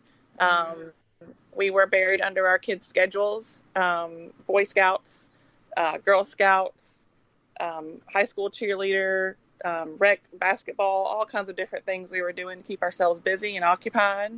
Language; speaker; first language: English; native; English